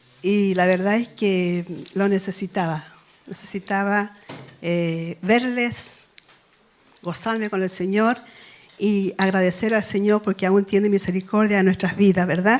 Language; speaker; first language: Spanish; native; Spanish